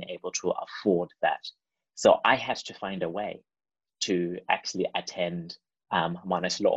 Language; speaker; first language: English; non-native, local second language; Shona